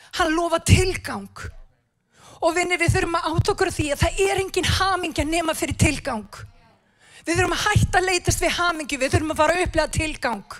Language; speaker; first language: Icelandic; native; Icelandic